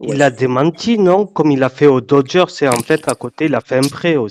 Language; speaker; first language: French; native; French